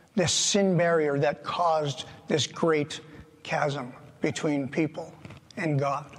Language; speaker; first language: English; native; English